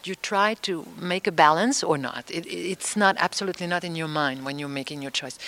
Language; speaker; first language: English; non-native, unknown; French